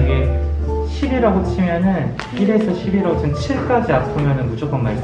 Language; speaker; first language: Korean; native; Korean